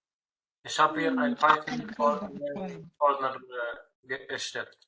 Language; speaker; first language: German; non-native, fluent; Arabic